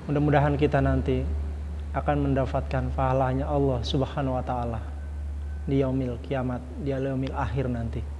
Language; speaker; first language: Indonesian; native; Indonesian